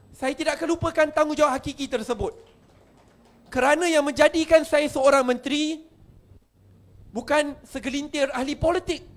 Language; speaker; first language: Malay; native; Malay